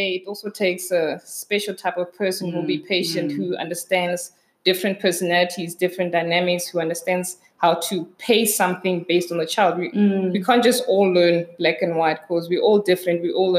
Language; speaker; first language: English; non-native, local second language; Southern Sotho